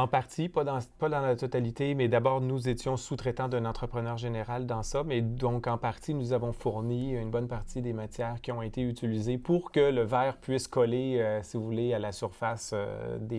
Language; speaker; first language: French; native; French